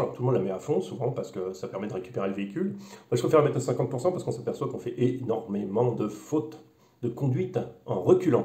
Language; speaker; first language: French; native; French